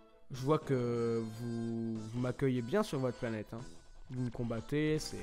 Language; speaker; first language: French; native; French